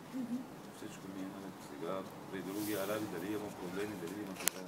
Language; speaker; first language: Bulgarian; non-native, learner; Arabic